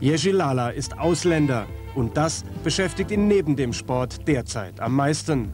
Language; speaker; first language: German; native; German